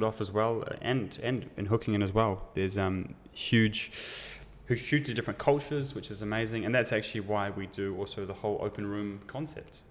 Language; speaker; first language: English; native; English